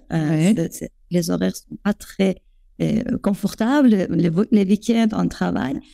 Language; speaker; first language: French; non-native, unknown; Persian